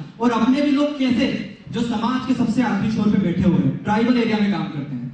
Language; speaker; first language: Hindi; native; Hindi